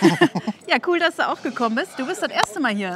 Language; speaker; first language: German; native; German